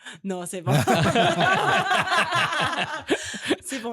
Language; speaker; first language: French; non-native, learner; Spanish